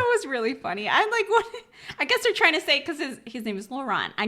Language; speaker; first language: English; native; English